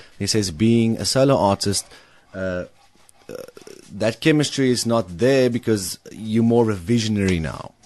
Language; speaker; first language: English; non-native, local second language; Afrikaans